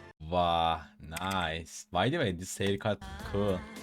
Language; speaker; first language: English; non-native, learner; Turkish